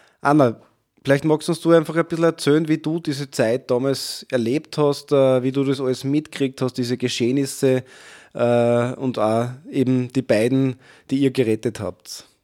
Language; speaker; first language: German; native; German